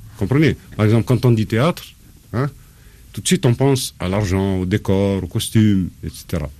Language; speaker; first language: French; non-native, local second language; Arabic